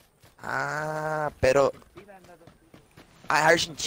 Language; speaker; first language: Spanish; non-native, learner; Portuguese